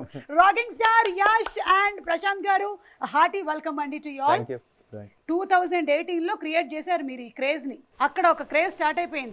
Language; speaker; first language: Telugu; native; Telugu